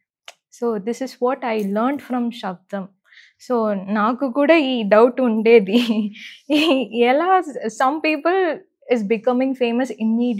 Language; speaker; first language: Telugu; non-native, learner; Tamil